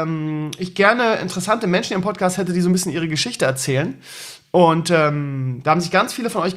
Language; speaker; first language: German; native; German